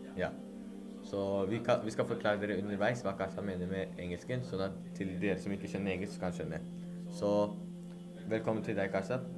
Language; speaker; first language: Norwegian; early bilingual, other home language; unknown